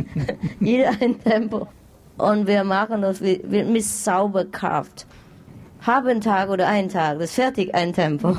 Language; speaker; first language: German; non-native, learner; Vietnamese